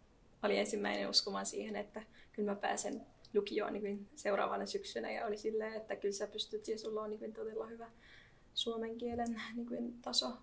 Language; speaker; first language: Finnish; non-native, fluent; Arabic